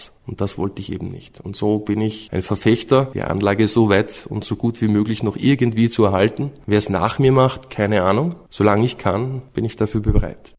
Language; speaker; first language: German; native; German